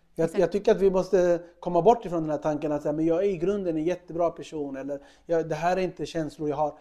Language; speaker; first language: Swedish; early bilingual, other home language; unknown